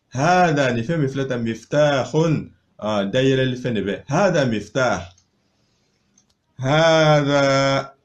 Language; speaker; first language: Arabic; non-native, fluent; Bambara